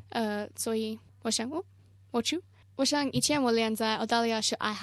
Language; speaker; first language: Chinese; non-native, learner; English